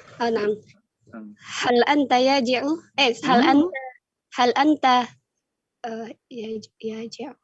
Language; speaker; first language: Arabic; non-native, learner; Indonesian